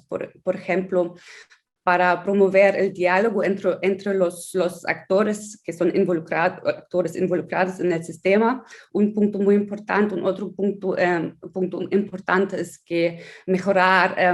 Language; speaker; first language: Spanish; non-native, fluent; German